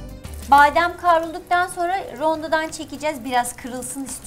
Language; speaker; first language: Turkish; native; Turkish